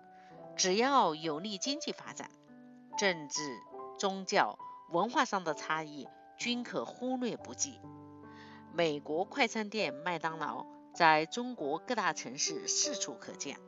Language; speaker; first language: Chinese; native; Chinese